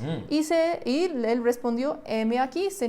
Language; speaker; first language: Spanish; non-native, fluent; English